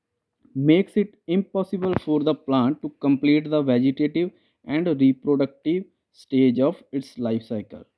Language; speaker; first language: English; non-native, local second language; Punjabi